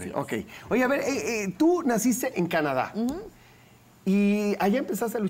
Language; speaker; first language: Spanish; native; Spanish